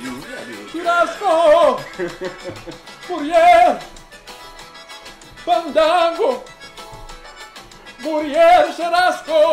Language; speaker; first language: Portuguese; non-native, fluent; English